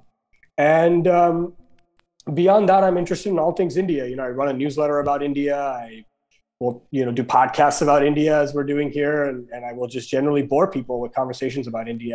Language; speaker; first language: English; non-native, local second language; Gujarati